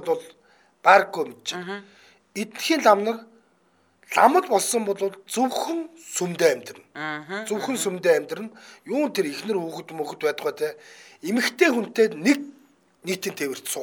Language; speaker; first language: Mongolian; native; Mongolian